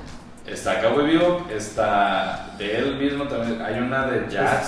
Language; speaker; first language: Spanish; native; Spanish